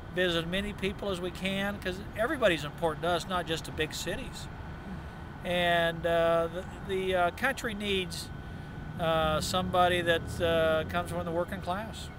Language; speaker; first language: English; native; English